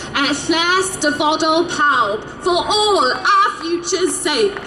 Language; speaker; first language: English; native; English